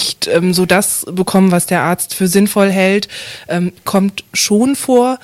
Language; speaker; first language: German; native; German